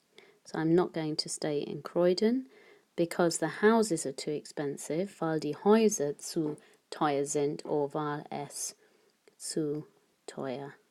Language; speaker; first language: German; non-native, fluent; English